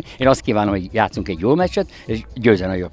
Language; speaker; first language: Hungarian; native; Hungarian